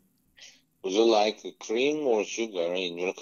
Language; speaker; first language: English; non-native, learner; Korean